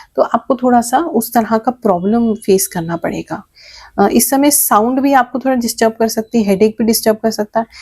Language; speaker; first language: Hindi; native; Hindi